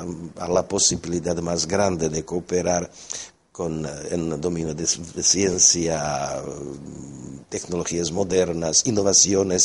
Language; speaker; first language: Spanish; non-native, fluent; Slovak